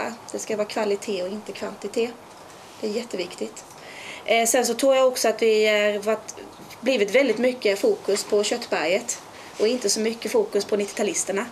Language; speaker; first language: Swedish; native; Swedish